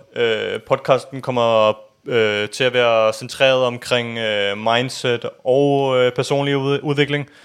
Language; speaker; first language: Danish; early bilingual, other home language; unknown